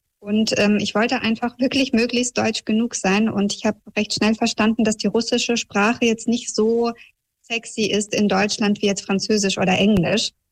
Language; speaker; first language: German; early bilingual, heritage; German